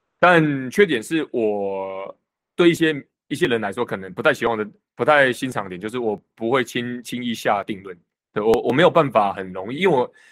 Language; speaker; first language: Chinese; native; Chinese